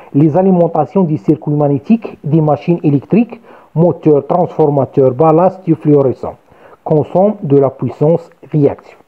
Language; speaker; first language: French; non-native, local second language; Arabic